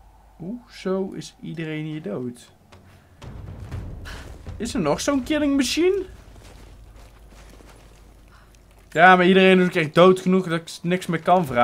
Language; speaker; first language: Dutch; native; Dutch